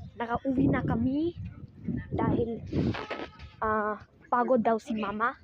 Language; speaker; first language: Filipino; non-native, learner; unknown